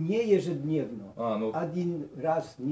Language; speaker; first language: Russian; non-native, learner; Polish